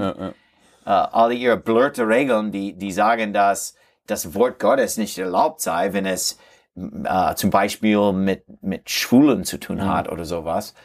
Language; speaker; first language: German; non-native, learner; English